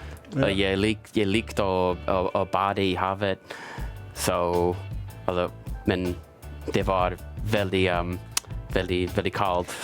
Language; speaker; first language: Norwegian; non-native, learner; English